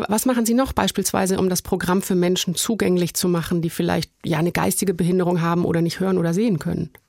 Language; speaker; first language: German; native; German